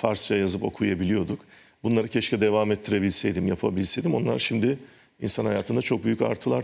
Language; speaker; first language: Turkish; native; Turkish